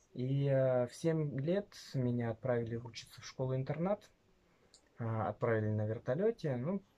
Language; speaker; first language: Russian; non-native, local second language; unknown